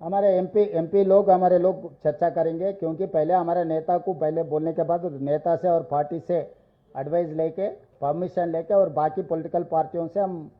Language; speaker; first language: Hindi; non-native, local second language; Telugu